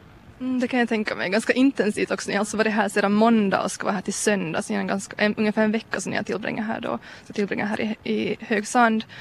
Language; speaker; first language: Swedish; native; Swedish